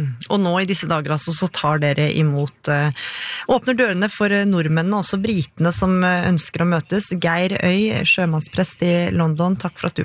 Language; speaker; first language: Norwegian; native; Norwegian